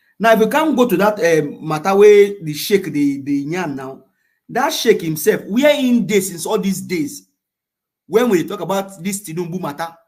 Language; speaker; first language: Nigerian Pidgin; non-native, local second language; Yoruba